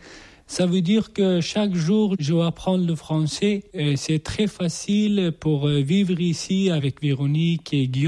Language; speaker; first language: French; non-native, learner; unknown